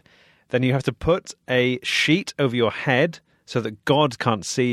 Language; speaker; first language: English; native; English